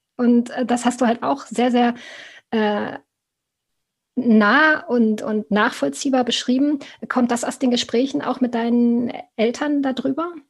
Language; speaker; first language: German; native; German